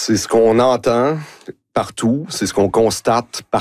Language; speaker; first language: French; native; French